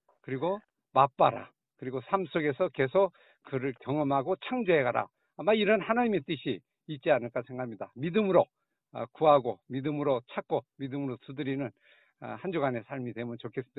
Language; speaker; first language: Korean; native; Korean